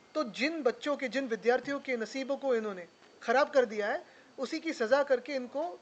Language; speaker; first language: Hindi; non-native, local second language; Marathi